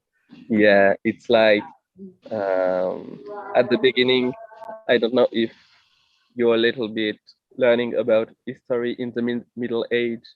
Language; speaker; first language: English; non-native, fluent; French